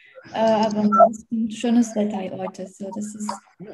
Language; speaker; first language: German; non-native, learner; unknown